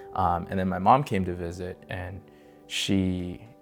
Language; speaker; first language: English; native; English